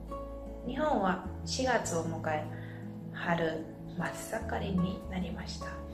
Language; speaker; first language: Japanese; non-native, fluent; Mongolian